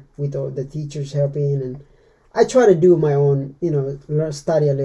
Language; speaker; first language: English; non-native, fluent; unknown